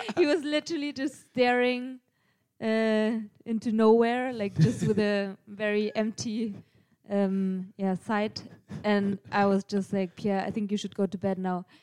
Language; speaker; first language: English; non-native, fluent; German